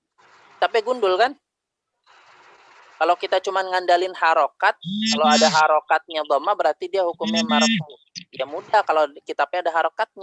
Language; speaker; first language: Indonesian; native; Indonesian